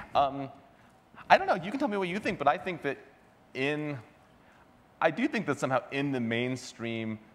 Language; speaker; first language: English; native; English